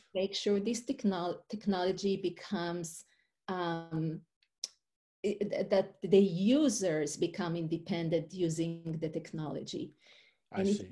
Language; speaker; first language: English; non-native, fluent; Hebrew